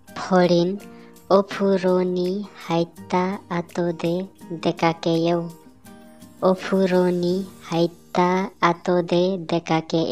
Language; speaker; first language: Japanese; non-native, learner; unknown